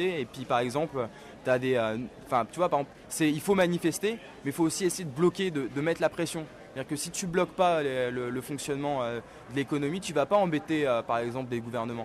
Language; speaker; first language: French; native; French